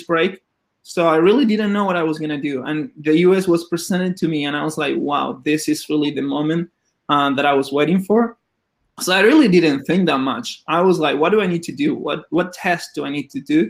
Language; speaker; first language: English; non-native, fluent; Spanish